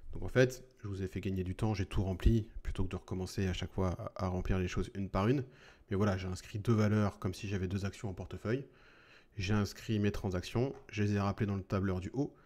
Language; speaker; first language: French; native; French